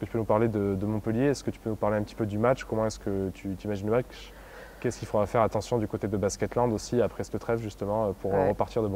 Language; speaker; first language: French; native; French